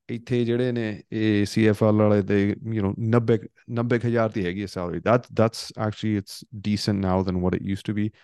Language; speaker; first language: Punjabi; early bilingual, heritage; Punjabi